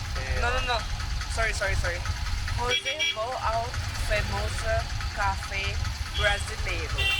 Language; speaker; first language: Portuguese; non-native, learner; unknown